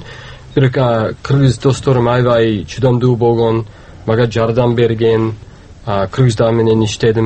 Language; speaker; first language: Kyrgyz; non-native, learner; English